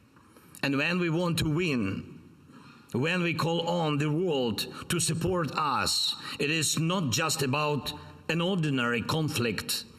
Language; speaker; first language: English; non-native, fluent; Ukrainian